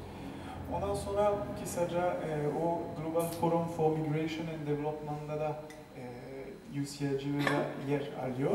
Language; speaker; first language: Turkish; non-native, fluent; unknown